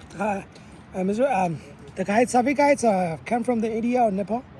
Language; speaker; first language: English; non-native, learner; Burmese